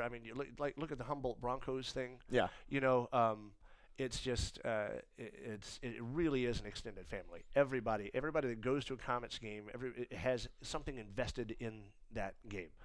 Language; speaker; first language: English; native; English